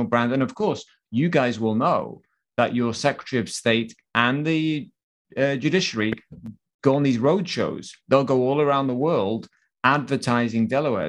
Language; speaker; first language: English; native; English